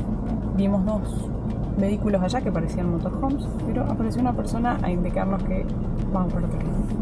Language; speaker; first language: Spanish; native; Spanish